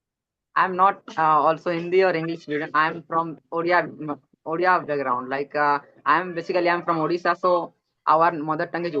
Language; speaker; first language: English; non-native, learner; Odia